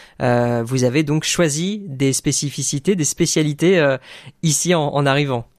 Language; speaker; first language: French; native; French